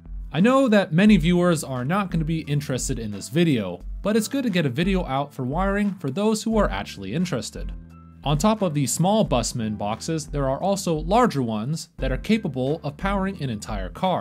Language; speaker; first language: English; native; English